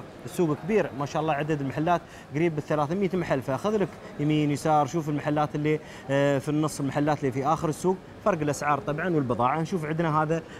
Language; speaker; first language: Arabic; native; Arabic